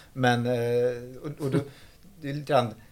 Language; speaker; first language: Swedish; non-native, fluent; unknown